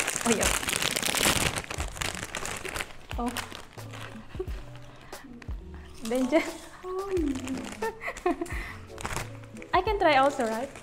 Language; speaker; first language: English; non-native, local second language; Filipino